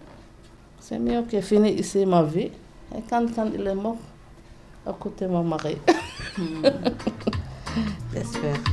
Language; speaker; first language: French; non-native, learner; Somali